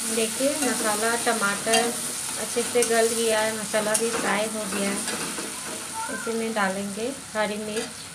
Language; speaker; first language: Hindi; non-native, local second language; Bangla